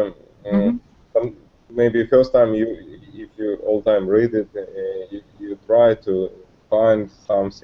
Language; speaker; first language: English; non-native, learner; Russian